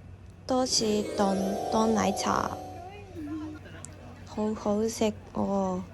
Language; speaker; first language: Cantonese; non-native, learner; Japanese